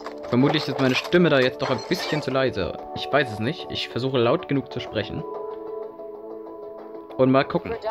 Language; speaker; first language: German; native; German